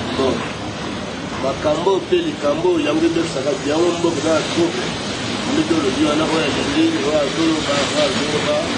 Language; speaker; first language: Lingala; non-native, fluent; Kongo